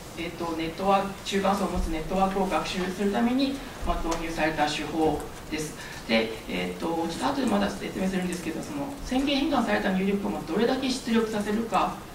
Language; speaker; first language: Japanese; early bilingual, other home language; Chinese